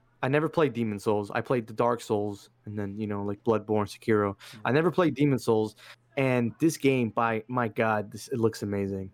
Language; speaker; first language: English; early bilingual, other home language; Arabic